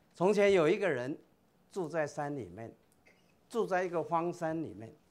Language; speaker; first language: Chinese; native; Chinese